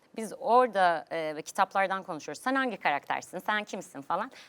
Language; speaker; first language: Turkish; native; Turkish